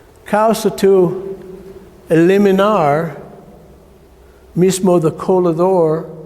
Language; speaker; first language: Spanish; non-native, learner; English